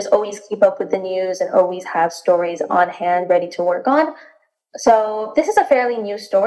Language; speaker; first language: English; native; English